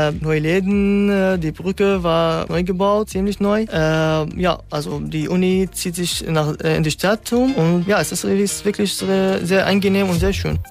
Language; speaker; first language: German; non-native, fluent; Arabic